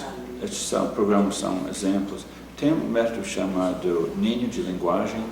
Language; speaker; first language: Portuguese; non-native, fluent; English